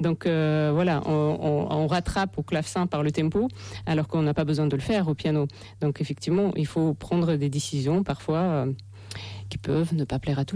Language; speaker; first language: French; non-native, fluent; Russian